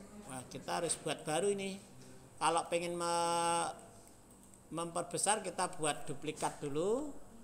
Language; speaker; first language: Indonesian; native; Indonesian